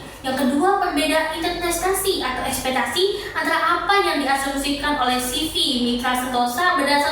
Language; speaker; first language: Indonesian; native; Indonesian